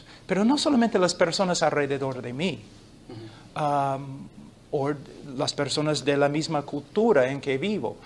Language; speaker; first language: Spanish; non-native, fluent; English